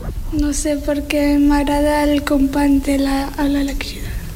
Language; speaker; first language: Catalan; early bilingual, other home language; Urdu